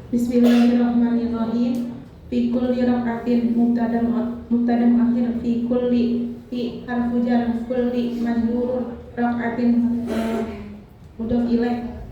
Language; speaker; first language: Arabic; non-native, learner; Indonesian